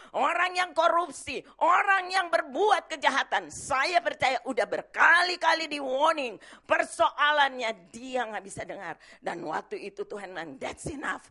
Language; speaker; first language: Indonesian; native; Indonesian